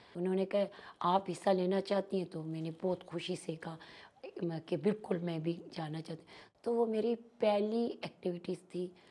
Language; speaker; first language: Urdu; non-native, local second language; Pashto